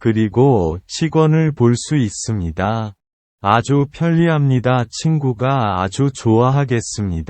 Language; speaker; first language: Korean; non-native, learner; Vietnamese